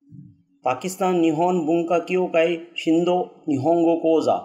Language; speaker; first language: Japanese; non-native, fluent; Urdu